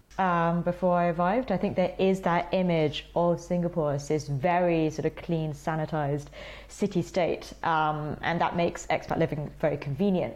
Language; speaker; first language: English; native; English